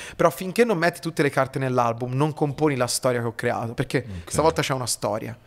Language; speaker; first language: Italian; native; Italian